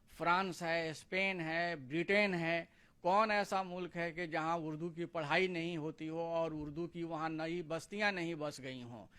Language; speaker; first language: Urdu; native; Urdu